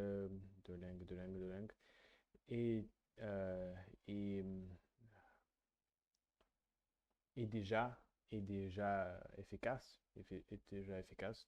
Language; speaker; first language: French; non-native, learner; English